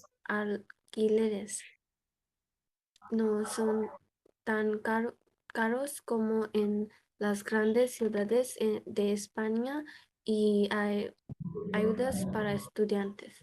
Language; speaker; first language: Spanish; non-native, learner; Bangla